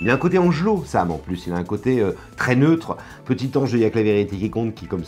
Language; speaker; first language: French; native; French